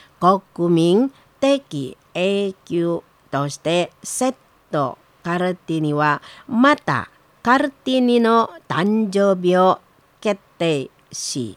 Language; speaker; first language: Japanese; non-native, learner; Indonesian